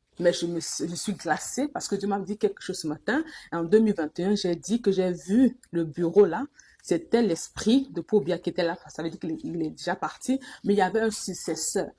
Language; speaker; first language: French; non-native, local second language; Duala